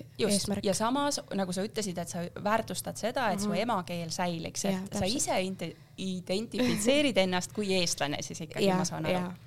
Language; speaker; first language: Estonian; native; Estonian